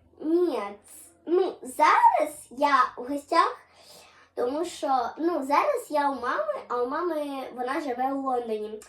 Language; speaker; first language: Ukrainian; non-native, local second language; Russian